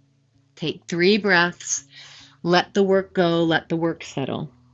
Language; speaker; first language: English; native; English